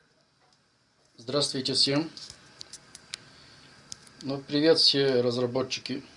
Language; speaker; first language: Russian; non-native, learner; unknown